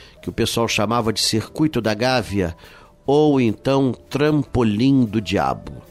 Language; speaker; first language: Portuguese; native; Portuguese